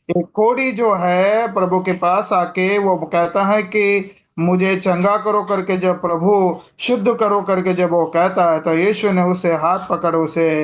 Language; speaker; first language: Hindi; non-native, local second language; Telugu